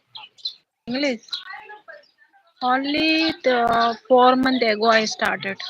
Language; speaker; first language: English; non-native, learner; Hindi